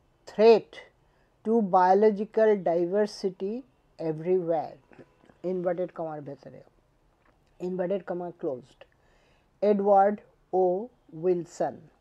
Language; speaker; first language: English; non-native, local second language; Bangla